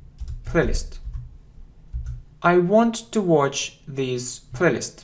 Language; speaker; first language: English; non-native, fluent; Russian